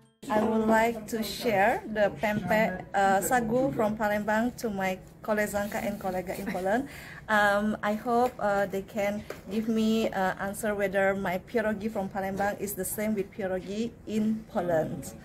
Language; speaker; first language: English; non-native, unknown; Indonesian